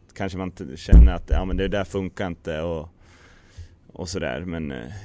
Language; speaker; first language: Swedish; native; Swedish